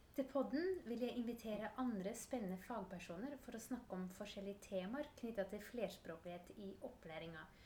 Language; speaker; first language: Norwegian; non-native, fluent; Dutch